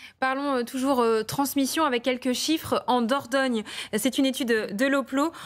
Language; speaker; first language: French; native; French